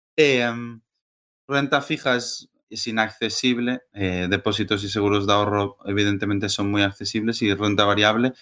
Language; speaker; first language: Spanish; native; Spanish